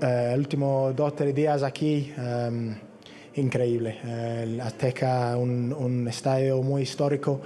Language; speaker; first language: Spanish; non-native, learner; English